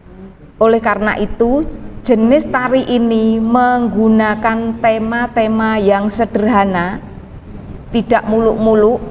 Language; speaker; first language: Malay; native; Malay